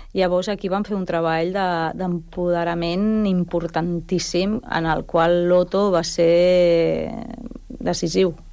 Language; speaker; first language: Catalan; non-native, local second language; Spanish